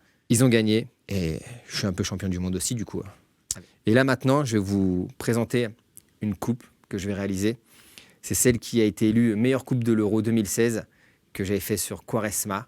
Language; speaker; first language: French; native; French